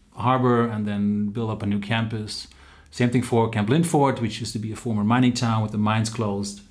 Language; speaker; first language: English; non-native, fluent; Dutch